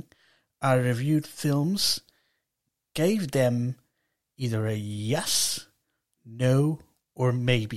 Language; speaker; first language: English; non-native, local second language; Telugu